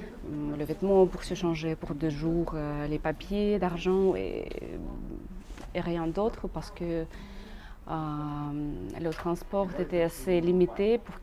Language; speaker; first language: French; non-native, learner; Russian